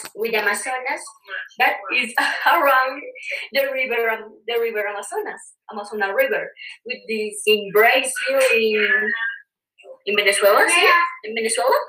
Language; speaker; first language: English; non-native, learner; Spanish